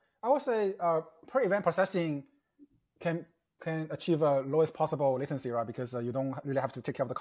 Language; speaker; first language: English; non-native, fluent; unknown